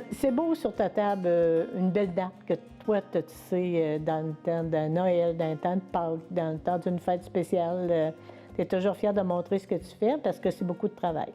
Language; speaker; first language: French; native; French